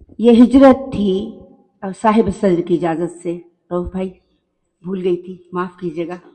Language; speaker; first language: Urdu; native; Urdu